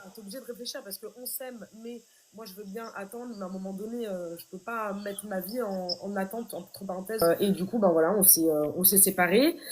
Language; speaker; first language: French; native; French